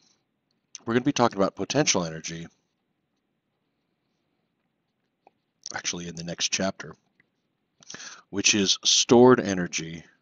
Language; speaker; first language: English; native; English